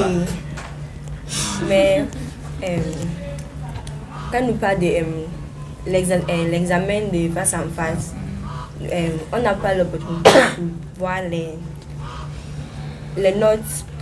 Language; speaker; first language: French; non-native, learner; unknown